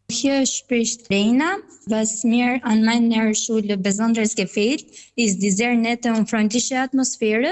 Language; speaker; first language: German; non-native, fluent; Albanian